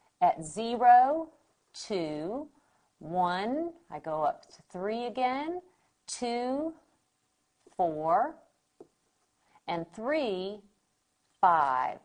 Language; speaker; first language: English; native; English